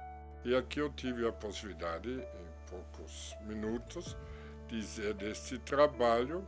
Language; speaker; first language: Portuguese; non-native, fluent; German